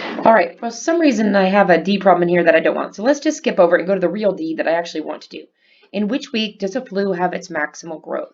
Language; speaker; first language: English; native; English